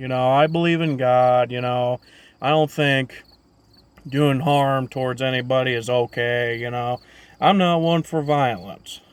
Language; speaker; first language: English; native; English